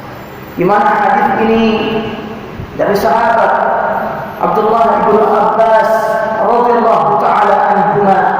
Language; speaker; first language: Indonesian; native; Indonesian